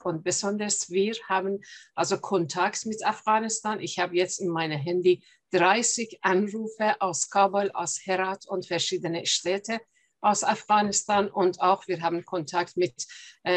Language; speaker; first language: German; non-native, fluent; Persian